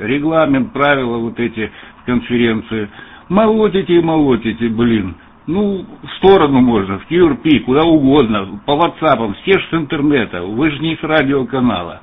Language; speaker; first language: Russian; native; Russian